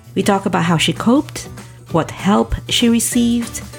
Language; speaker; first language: English; native; English